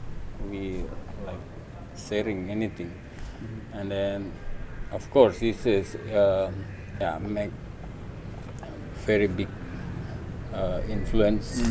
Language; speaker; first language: English; non-native, learner; Indonesian